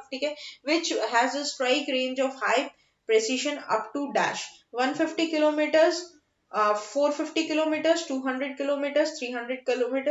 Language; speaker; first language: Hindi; native; Hindi